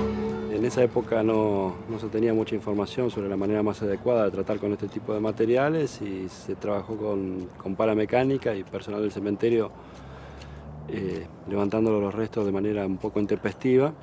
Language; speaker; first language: Spanish; native; Spanish